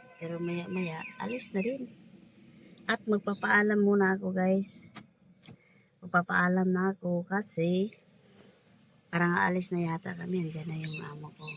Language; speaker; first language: Filipino; non-native, local second language; Cebuano